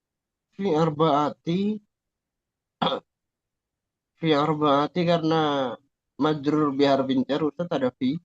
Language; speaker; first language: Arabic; non-native, learner; Indonesian